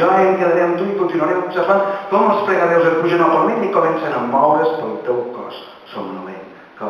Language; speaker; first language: Catalan; native; Catalan